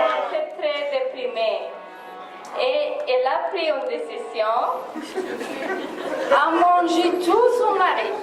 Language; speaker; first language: French; non-native, learner; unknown